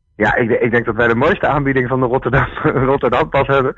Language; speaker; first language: Dutch; native; Dutch